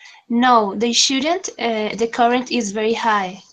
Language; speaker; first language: English; non-native, learner; Spanish